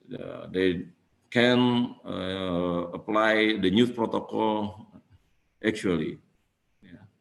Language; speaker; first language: English; non-native, fluent; Indonesian